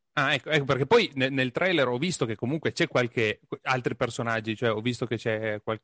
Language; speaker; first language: Italian; native; Italian